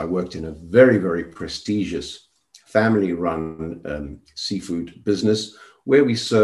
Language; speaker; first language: English; native; English